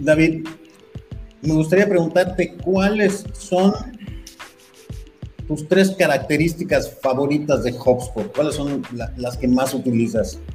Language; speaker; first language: Spanish; native; Spanish